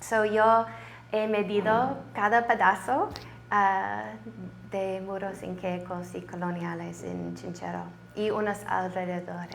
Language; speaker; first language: Spanish; non-native, learner; English